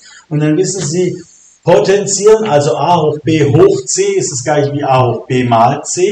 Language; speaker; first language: German; native; German